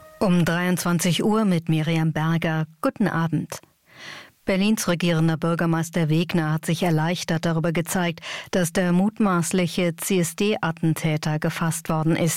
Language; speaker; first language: German; native; German